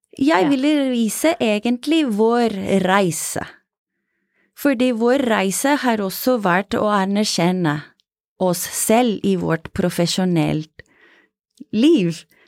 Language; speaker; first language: Norwegian; non-native, fluent; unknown